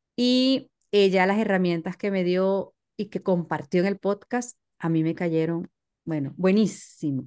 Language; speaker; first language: Spanish; native; Spanish